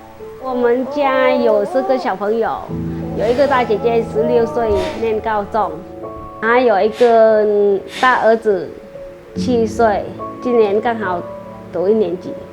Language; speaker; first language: Chinese; non-native, fluent; Vietnamese